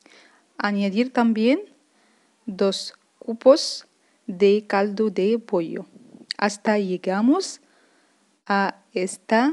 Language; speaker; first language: Spanish; non-native, fluent; Arabic